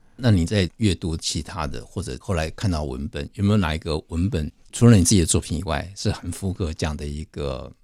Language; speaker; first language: Chinese; native; Chinese